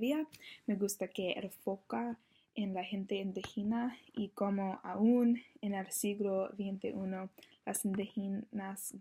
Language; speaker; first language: Spanish; non-native, learner; English